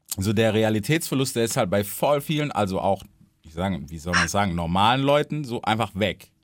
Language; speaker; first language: German; early bilingual, other home language; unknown